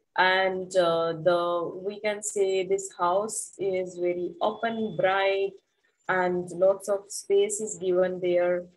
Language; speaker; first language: English; non-native, local second language; Hindi